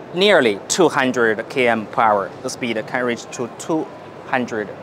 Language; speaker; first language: English; non-native, learner; Chinese